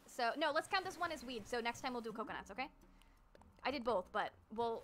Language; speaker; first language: English; native; English